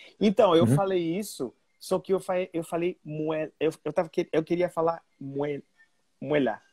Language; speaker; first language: Portuguese; non-native, fluent; Spanish